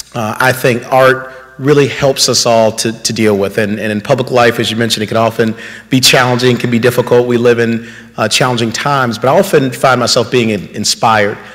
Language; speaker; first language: English; native; English